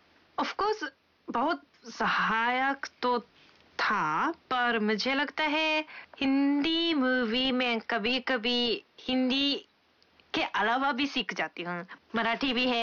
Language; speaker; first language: Hindi; non-native, fluent; Japanese